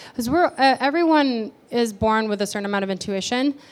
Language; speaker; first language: English; early bilingual, other home language; Spanish